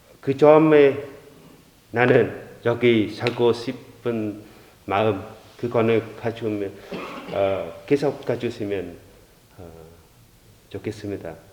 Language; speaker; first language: Korean; non-native, learner; Vietnamese